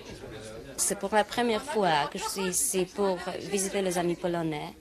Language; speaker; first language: French; non-native, fluent; Polish